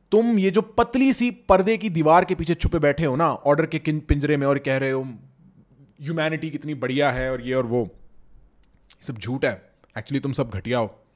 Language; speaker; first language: Hindi; native; Hindi